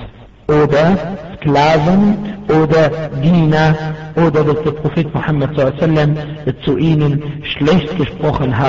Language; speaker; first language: German; non-native, fluent; Arabic